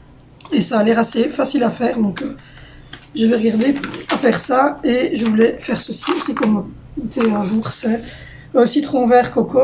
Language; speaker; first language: French; native; French